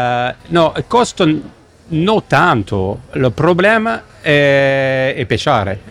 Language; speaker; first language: Italian; non-native, learner; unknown